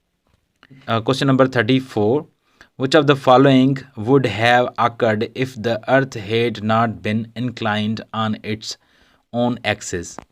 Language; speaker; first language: English; non-native, local second language; Urdu